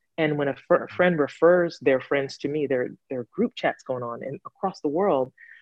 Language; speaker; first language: English; native; English